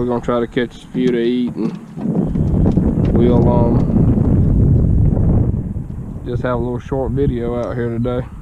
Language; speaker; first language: English; native; English